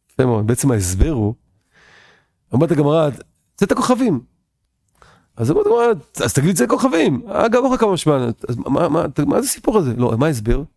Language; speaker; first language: Hebrew; native; Hebrew